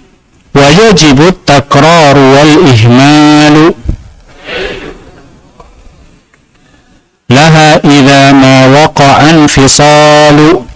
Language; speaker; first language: Arabic; non-native, fluent; Indonesian